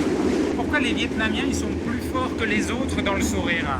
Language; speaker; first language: French; native; French